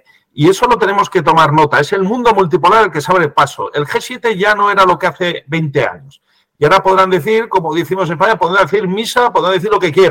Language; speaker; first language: Spanish; native; Spanish